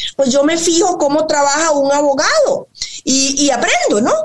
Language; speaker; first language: Spanish; native; Spanish